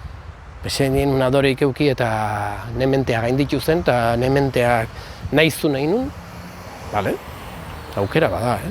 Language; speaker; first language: Basque; native; Basque